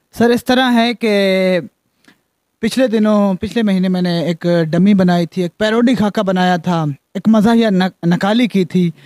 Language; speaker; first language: Urdu; non-native, local second language; Punjabi